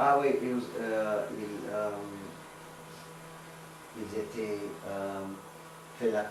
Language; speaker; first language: French; non-native, learner; English